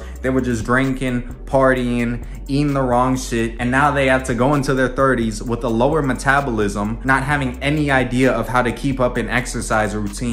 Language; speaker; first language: English; native; English